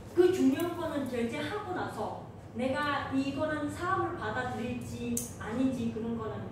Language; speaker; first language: Korean; non-native, fluent; Vietnamese